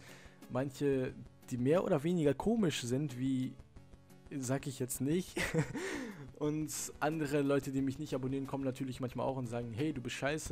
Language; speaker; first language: German; native; German